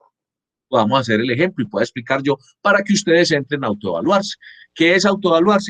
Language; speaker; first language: Spanish; native; Spanish